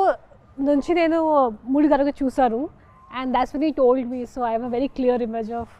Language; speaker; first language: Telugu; non-native, fluent; Hindi